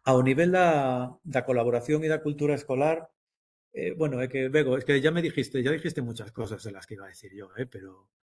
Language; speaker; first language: Spanish; native; Spanish